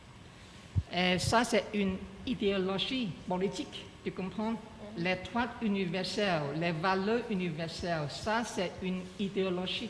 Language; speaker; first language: French; non-native, learner; Chinese